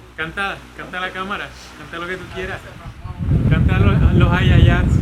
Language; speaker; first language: Spanish; early bilingual, other home language; English